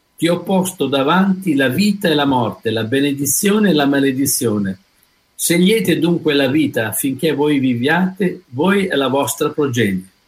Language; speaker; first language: Italian; native; Italian